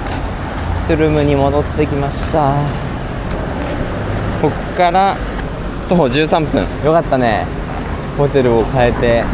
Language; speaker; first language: Japanese; native; Japanese